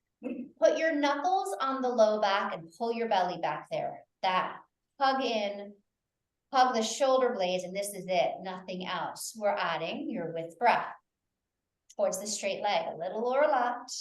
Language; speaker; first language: English; native; English